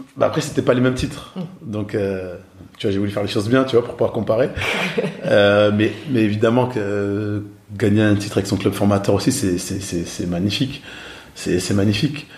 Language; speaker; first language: French; native; French